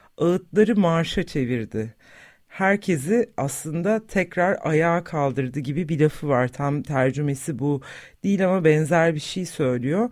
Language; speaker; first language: Turkish; native; Turkish